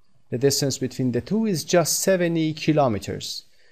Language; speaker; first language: English; non-native, fluent; Persian